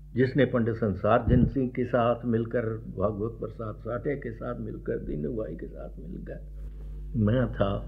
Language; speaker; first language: Hindi; native; Hindi